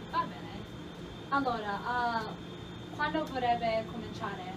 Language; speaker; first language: Italian; non-native, learner; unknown